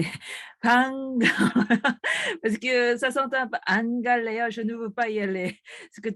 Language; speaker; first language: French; non-native, fluent; Korean